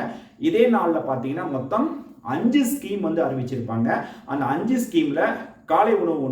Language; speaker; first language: Tamil; native; Tamil